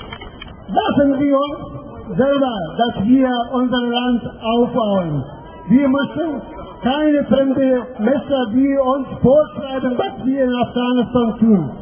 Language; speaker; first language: German; non-native, fluent; Persian